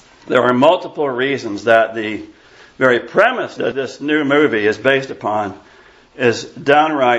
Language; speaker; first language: English; native; English